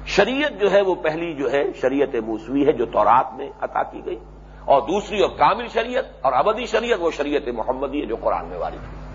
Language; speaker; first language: Urdu; native; Urdu